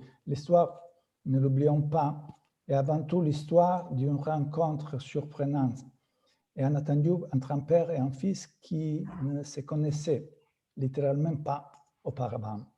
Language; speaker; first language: French; non-native, fluent; Italian